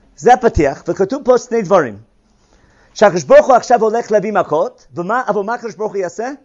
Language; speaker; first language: Hebrew; non-native, fluent; English